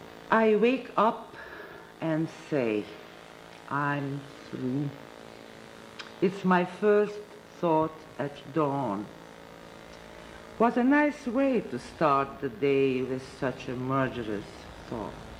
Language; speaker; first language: English; non-native, fluent; Romanian